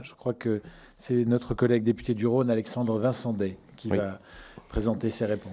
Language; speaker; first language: French; native; French